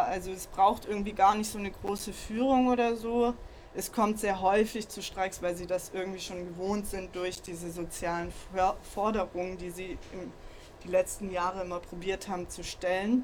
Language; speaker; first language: German; native; German